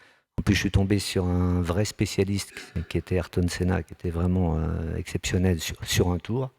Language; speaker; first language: French; native; French